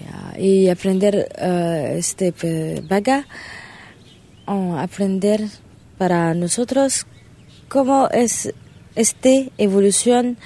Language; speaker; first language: Spanish; non-native, learner; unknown